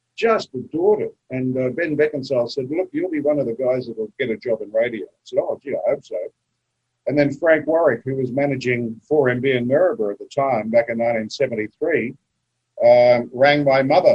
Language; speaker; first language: English; native; English